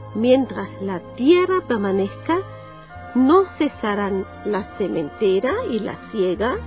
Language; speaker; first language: Spanish; non-native, fluent; German